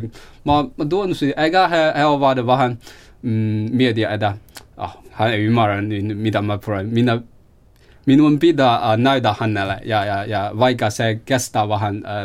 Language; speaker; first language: Finnish; non-native, learner; Chinese